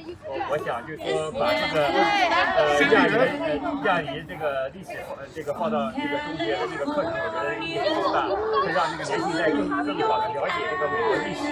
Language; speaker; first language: Chinese; native; Chinese